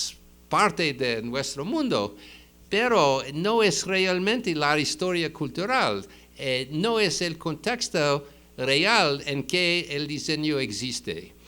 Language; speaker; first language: Spanish; non-native, fluent; English